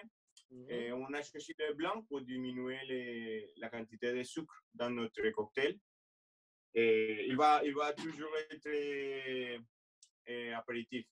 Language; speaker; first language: French; non-native, fluent; Spanish